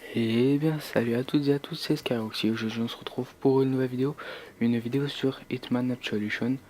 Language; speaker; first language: French; native; French